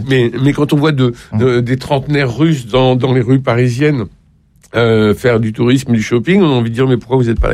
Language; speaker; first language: French; native; French